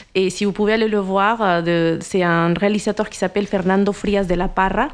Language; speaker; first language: French; non-native, fluent; Spanish